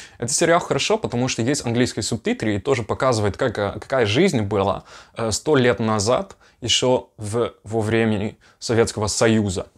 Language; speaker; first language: Russian; non-native, fluent; Dutch